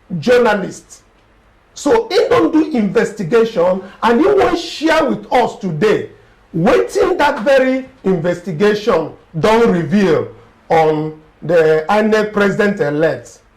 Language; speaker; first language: Nigerian Pidgin; native; Nigerian Pidgin